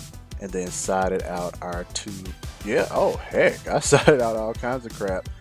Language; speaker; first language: English; native; English